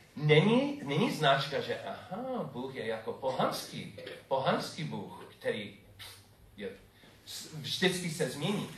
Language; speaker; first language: Czech; non-native, fluent; English